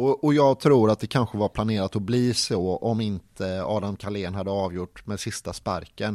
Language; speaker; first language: Swedish; native; Swedish